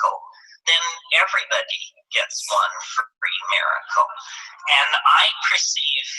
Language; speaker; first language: English; native; English